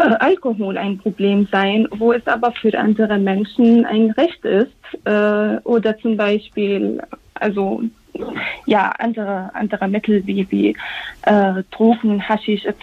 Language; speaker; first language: German; non-native, fluent; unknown